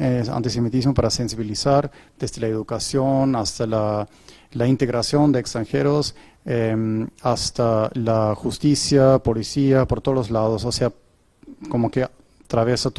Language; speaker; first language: Spanish; non-native, fluent; German